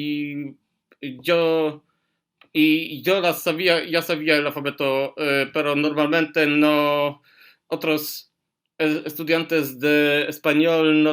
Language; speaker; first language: Spanish; non-native, learner; Polish